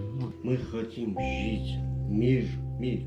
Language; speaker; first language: Russian; non-native, local second language; Armenian